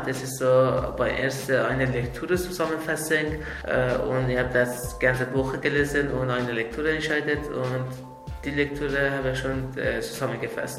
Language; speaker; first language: German; non-native, learner; Azerbaijani